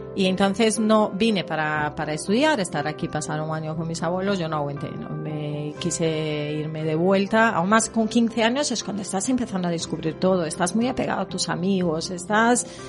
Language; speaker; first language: Spanish; early bilingual, heritage; Spanish